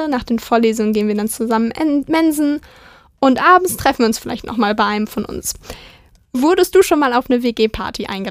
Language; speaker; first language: German; native; German